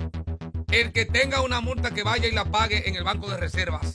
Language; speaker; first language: Spanish; native; Spanish